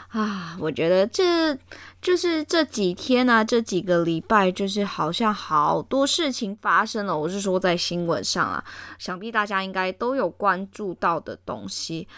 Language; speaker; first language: Chinese; native; Chinese